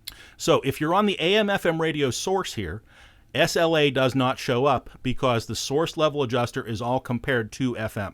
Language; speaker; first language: English; native; English